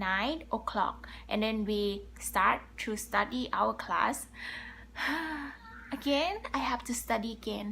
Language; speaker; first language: English; non-native, learner; Thai